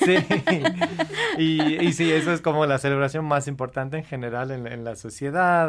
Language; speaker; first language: Spanish; non-native, fluent; English